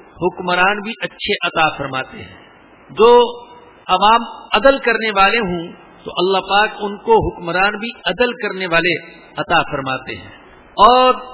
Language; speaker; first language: Urdu; non-native, local second language; Punjabi